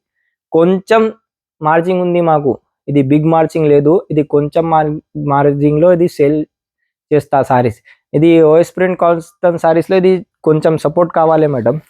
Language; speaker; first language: Telugu; non-native, local second language; Urdu